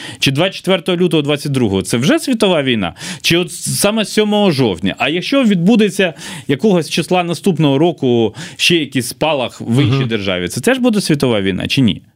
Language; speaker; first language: Ukrainian; native; Ukrainian